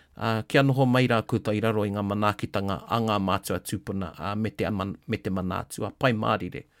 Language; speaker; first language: Māori; non-native, local second language; English